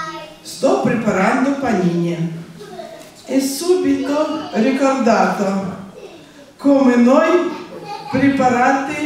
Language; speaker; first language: Italian; non-native, learner; Russian